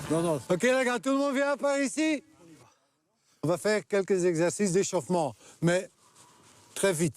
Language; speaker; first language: French; non-native, local second language; Dutch